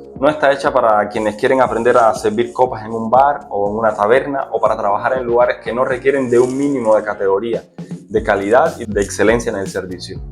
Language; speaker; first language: Spanish; native; Spanish